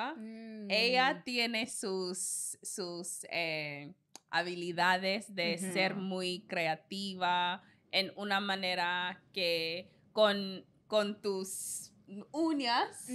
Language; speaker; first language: Spanish; non-native, learner; English